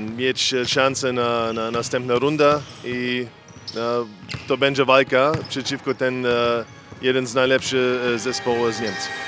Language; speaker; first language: Polish; non-native, fluent; German